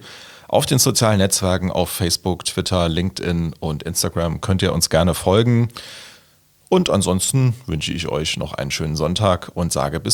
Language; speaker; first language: German; native; German